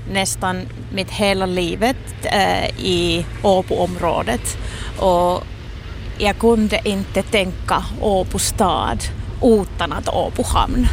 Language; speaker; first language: Swedish; non-native, local second language; Finnish